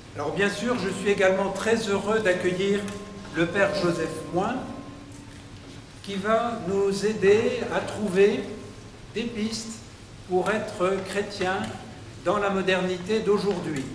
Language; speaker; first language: French; native; French